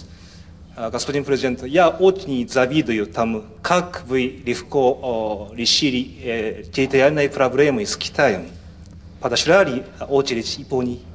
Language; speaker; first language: Russian; non-native, fluent; Japanese